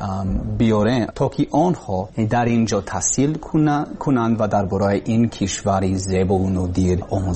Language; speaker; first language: Persian; non-native, learner; English